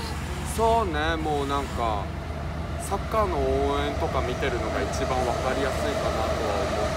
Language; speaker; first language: Japanese; native; Japanese